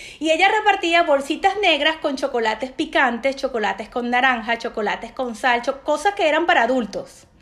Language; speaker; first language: Spanish; native; Spanish